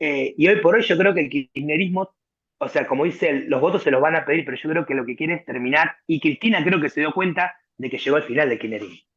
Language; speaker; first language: Spanish; native; Spanish